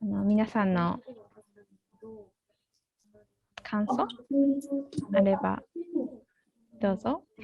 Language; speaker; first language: Japanese; native; Japanese